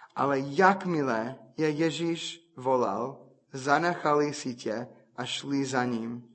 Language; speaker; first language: Czech; non-native, fluent; English